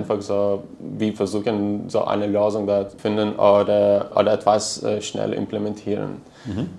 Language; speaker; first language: German; non-native, learner; Lithuanian